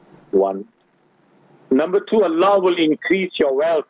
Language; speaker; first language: English; native; English